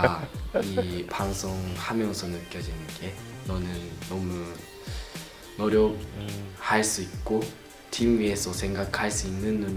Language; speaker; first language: Korean; non-native, learner; Japanese